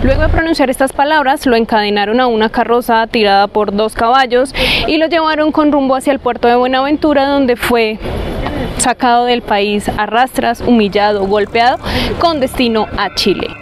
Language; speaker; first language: Spanish; native; Spanish